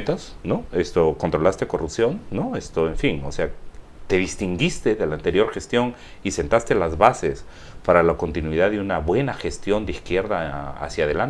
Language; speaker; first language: Spanish; native; Spanish